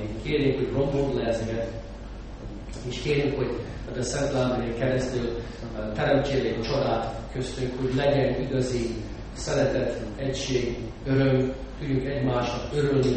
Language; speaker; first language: Hungarian; non-native, fluent; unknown